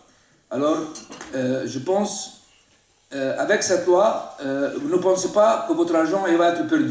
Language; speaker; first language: French; non-native, local second language; Arabic